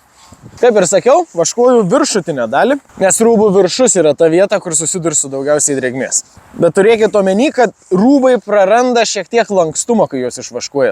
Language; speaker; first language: Lithuanian; native; Lithuanian